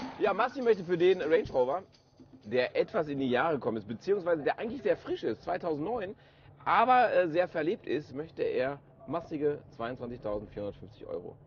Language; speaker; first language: German; native; German